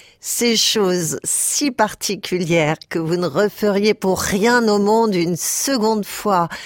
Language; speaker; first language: French; native; French